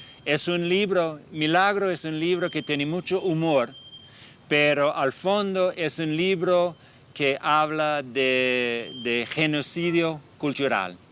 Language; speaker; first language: Spanish; non-native, fluent; English